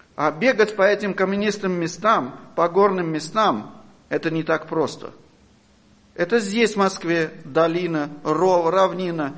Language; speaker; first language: Russian; non-native, fluent; Armenian